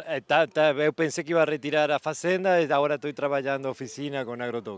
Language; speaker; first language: Portuguese; non-native, learner; Spanish